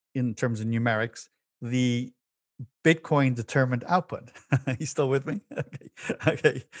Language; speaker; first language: English; native; English